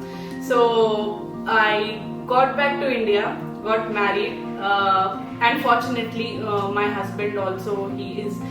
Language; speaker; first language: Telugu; non-native, local second language; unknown